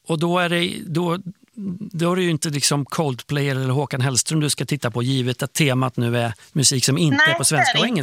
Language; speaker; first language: Swedish; native; Swedish